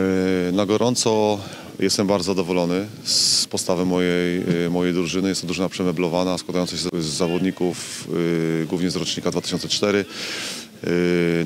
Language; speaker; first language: Polish; native; Polish